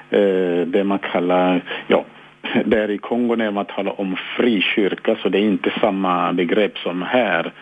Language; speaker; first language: Swedish; non-native, fluent; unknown